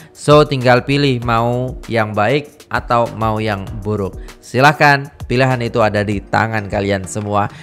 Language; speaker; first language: Indonesian; native; Indonesian